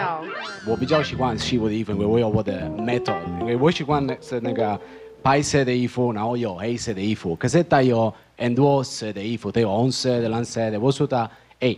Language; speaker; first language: Chinese; non-native, fluent; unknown